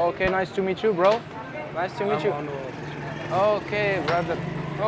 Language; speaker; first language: English; non-native, learner; French